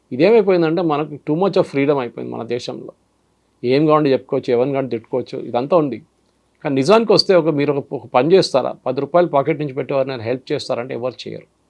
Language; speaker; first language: Telugu; non-native, fluent; Malayalam